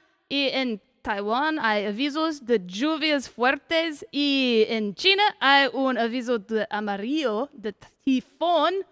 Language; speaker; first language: Spanish; non-native, learner; English